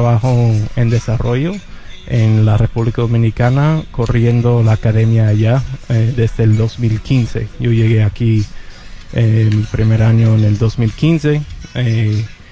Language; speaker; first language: Spanish; non-native, fluent; English